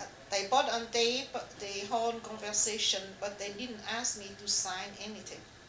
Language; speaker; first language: English; non-native, fluent; Vietnamese